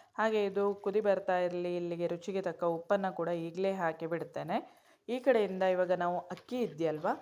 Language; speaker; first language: Kannada; non-native, local second language; Konkani